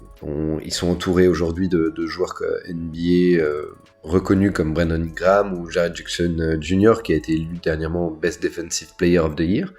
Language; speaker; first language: French; native; French